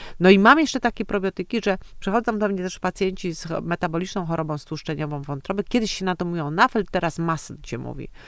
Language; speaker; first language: Polish; native; Polish